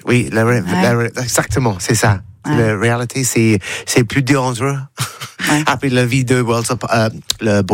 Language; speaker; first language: French; non-native, learner; English